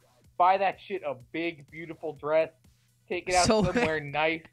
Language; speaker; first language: English; native; English